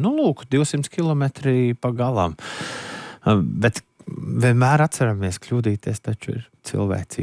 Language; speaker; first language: Latvian; native; Latvian